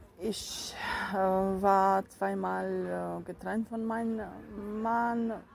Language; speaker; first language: German; non-native, fluent; Romany